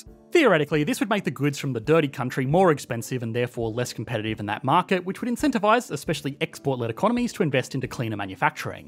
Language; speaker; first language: English; native; English